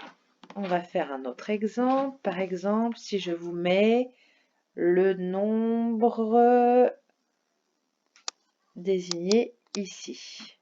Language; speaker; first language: French; native; French